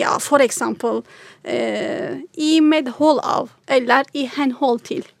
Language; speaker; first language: Norwegian; non-native, fluent; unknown